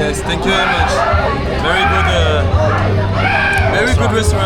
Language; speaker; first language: English; non-native, learner; Portuguese